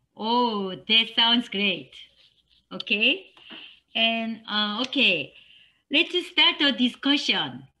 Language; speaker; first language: English; non-native, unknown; Korean